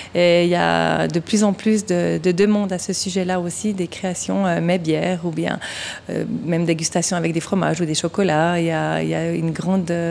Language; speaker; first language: French; native; French